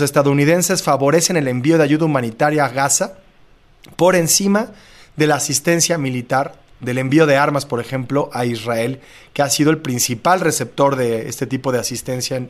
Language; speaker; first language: Spanish; native; Spanish